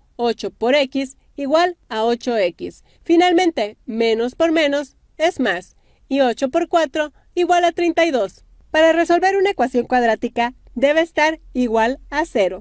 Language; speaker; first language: Spanish; native; Spanish